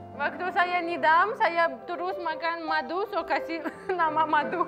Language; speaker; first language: Indonesian; non-native, learner; Russian